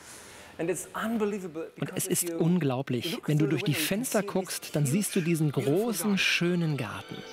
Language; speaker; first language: German; native; German